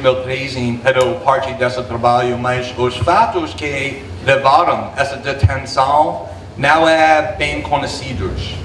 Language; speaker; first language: Portuguese; non-native, fluent; English